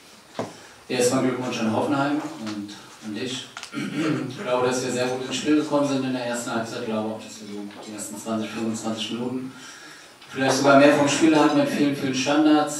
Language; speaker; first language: German; native; German